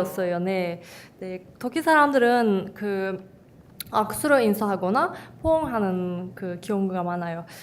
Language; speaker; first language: Korean; non-native, fluent; Turkish